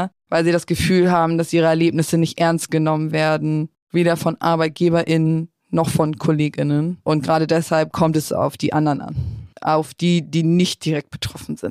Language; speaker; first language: German; native; German